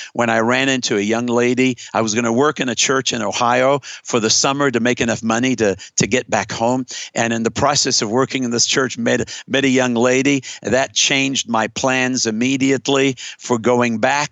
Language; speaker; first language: English; native; English